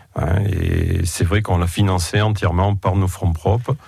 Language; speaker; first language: French; native; French